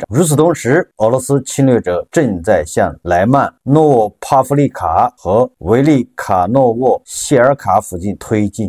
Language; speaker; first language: Chinese; native; Chinese